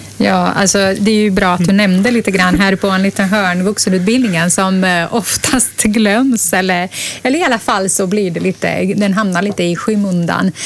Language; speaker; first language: Swedish; non-native, fluent; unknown